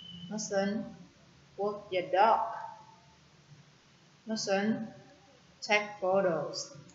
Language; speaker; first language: English; non-native, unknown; Vietnamese